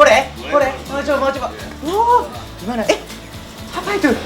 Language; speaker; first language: Indonesian; non-native, learner; Japanese